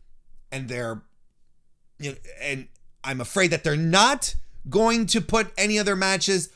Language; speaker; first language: English; native; English